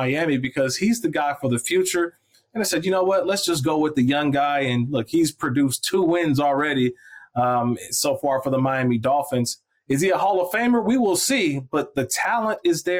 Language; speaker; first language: English; native; English